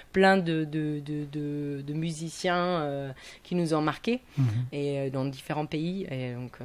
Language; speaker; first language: French; non-native, fluent; German